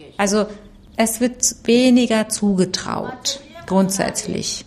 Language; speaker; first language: German; early bilingual, other home language; Turkish